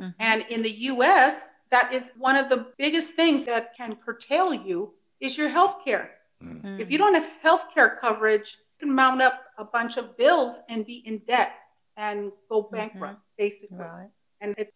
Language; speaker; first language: English; early bilingual, other home language; Spanish